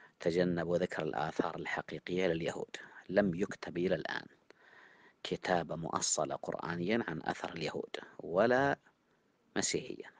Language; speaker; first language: Arabic; native; Arabic